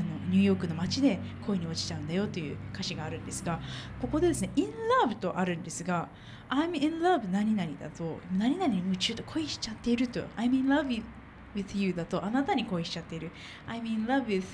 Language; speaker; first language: Japanese; native; Japanese